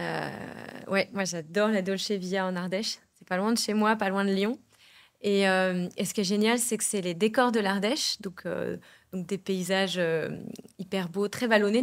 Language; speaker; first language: French; native; French